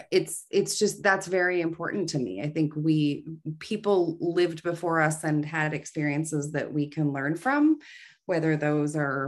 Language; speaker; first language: English; native; English